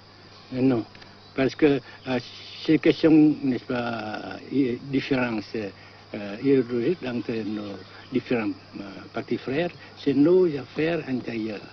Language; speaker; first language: French; non-native, local second language; Vietnamese